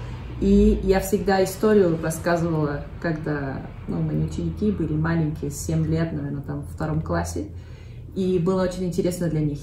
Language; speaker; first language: Russian; early bilingual, heritage; Russian